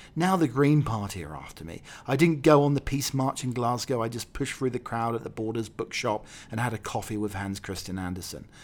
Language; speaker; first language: English; native; English